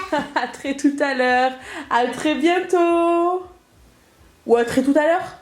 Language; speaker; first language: French; native; French